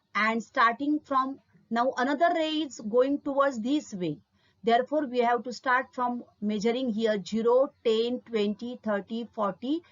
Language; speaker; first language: English; non-native, local second language; Marathi